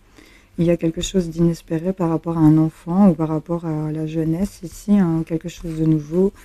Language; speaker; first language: French; native; French